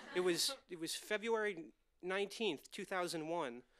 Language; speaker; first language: English; native; English